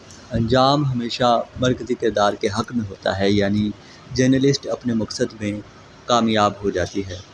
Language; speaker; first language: Urdu; native; Urdu